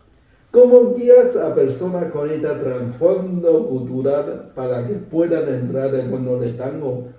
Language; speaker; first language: Spanish; non-native, fluent; Chinese